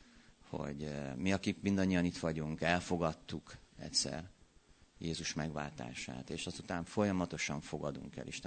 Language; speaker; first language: Hungarian; native; Hungarian